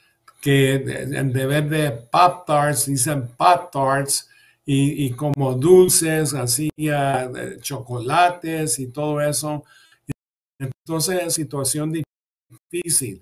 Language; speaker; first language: Spanish; early bilingual, heritage; English